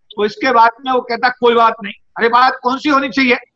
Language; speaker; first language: Hindi; native; Hindi